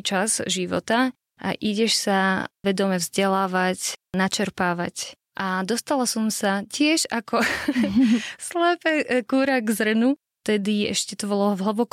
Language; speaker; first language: Slovak; native; Slovak